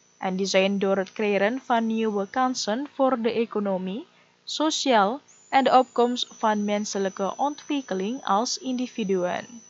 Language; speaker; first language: Dutch; non-native, fluent; Indonesian